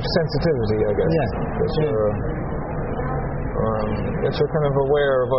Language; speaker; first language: English; native; English